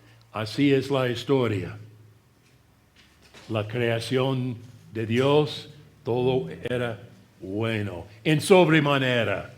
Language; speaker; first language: Spanish; non-native, fluent; English